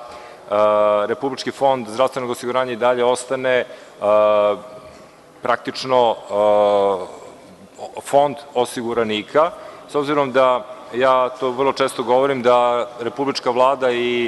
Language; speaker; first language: Serbian; native; Serbian